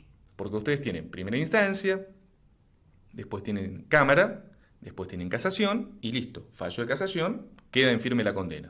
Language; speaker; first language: Spanish; native; Spanish